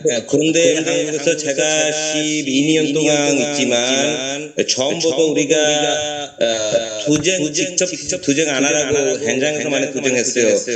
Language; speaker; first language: Korean; non-native, learner; Bangla